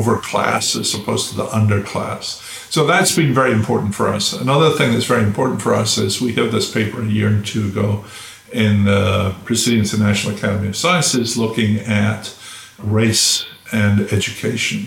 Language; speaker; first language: English; native; English